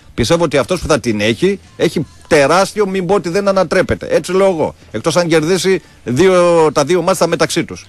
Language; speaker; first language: Greek; native; Greek